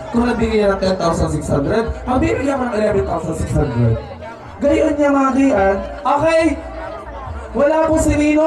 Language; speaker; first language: Filipino; native; Filipino